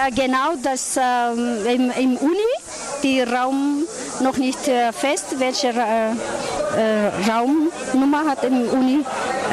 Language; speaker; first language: German; non-native, learner; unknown